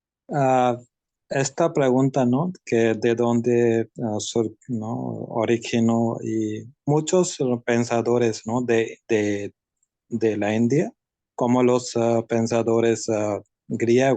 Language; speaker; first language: Spanish; non-native, learner; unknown